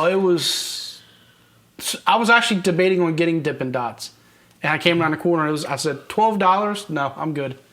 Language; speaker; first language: English; native; English